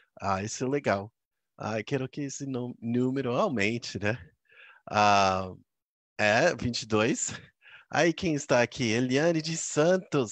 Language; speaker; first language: Portuguese; non-native, fluent; English